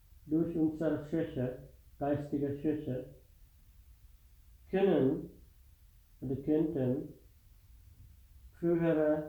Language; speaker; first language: German; non-native, fluent; Sinhala